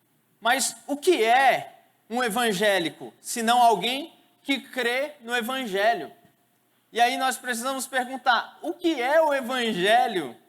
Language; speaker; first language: Portuguese; native; Portuguese